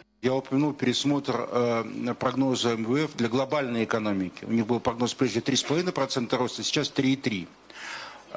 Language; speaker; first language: Russian; native; Russian